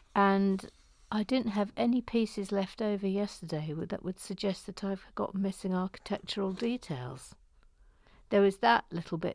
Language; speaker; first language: English; native; English